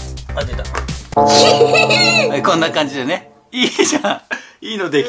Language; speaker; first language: Japanese; native; Japanese